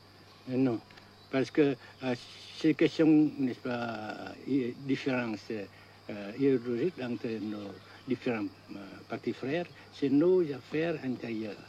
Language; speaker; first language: French; non-native, fluent; Vietnamese